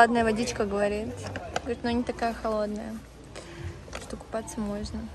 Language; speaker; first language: Russian; native; Russian